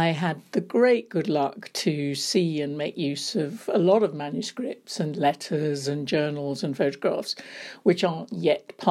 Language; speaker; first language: English; native; English